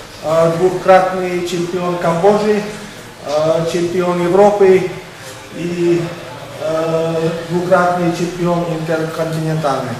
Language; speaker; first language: Russian; non-native, fluent; Slovak